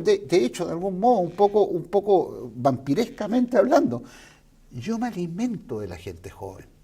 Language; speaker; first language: Spanish; native; Spanish